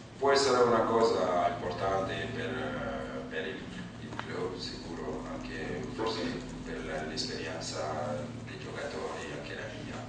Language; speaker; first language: Italian; non-native, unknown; French